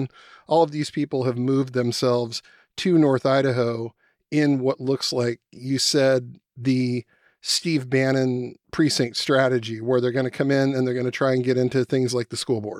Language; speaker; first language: English; native; English